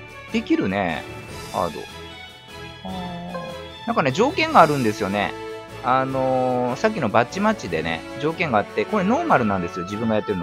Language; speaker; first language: Japanese; native; Japanese